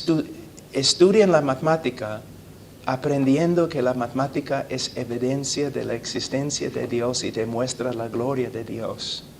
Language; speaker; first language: Spanish; non-native, fluent; English